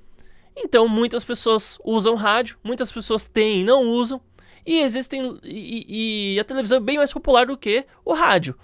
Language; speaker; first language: Portuguese; native; Portuguese